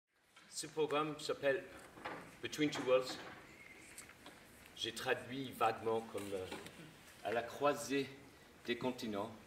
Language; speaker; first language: French; non-native, fluent; English